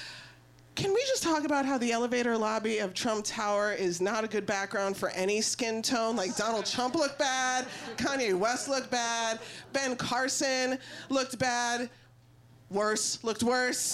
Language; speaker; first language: English; native; English